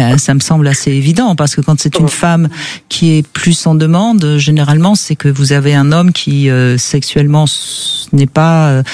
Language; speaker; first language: French; native; French